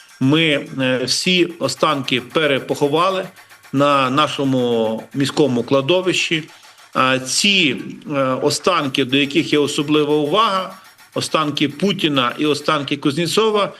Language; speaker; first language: Ukrainian; native; Ukrainian